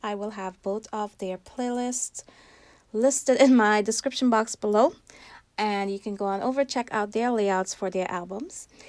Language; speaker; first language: English; native; English